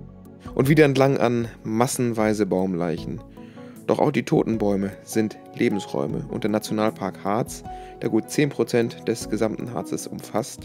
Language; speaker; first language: German; native; German